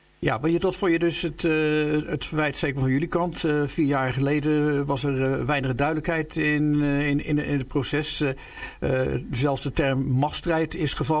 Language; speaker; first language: Dutch; native; Dutch